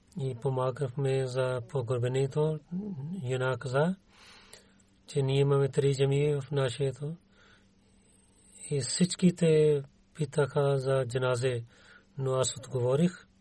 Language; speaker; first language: Bulgarian; non-native, learner; Urdu